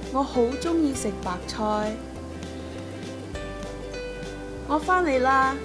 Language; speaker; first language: Cantonese; early bilingual, heritage; Cantonese